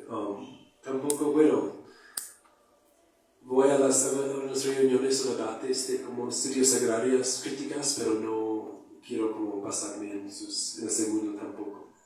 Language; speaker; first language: Spanish; non-native, fluent; English